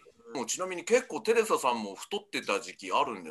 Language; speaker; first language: Japanese; native; Japanese